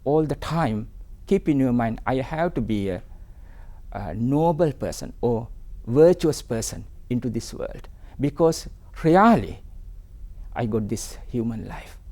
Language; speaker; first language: English; non-native, local second language; Sinhala